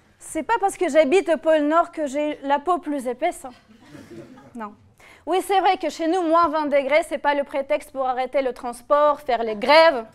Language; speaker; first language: French; non-native, fluent; Russian